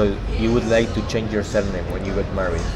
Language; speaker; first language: English; non-native, learner; Spanish